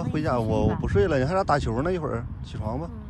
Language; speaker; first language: Chinese; native; Chinese